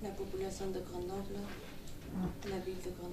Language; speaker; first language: French; non-native, fluent; Armenian